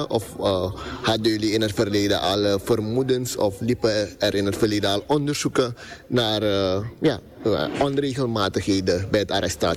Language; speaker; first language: Dutch; native; Dutch